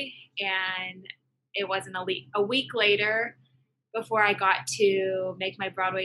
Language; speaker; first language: English; native; English